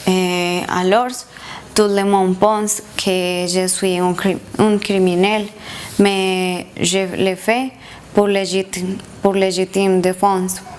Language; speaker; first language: French; non-native, learner; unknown